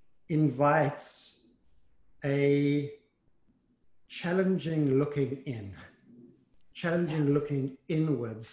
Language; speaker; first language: English; native; English